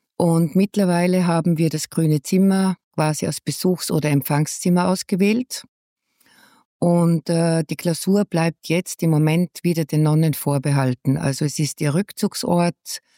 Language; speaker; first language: German; native; German